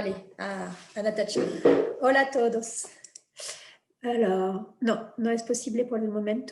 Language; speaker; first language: Spanish; non-native, fluent; French